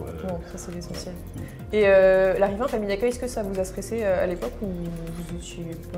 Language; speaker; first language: French; native; French